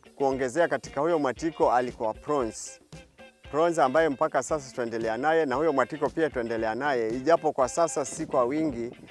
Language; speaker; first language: Swahili; native; Swahili